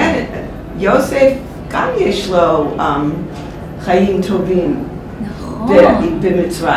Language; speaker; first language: Hebrew; non-native, fluent; English